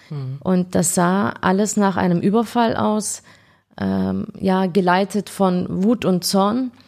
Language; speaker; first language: German; early bilingual, other home language; Turkish